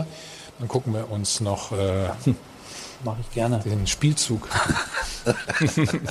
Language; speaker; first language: German; native; German